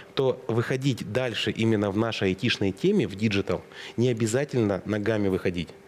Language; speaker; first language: Russian; native; Russian